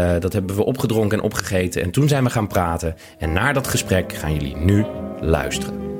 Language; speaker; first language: Dutch; native; Dutch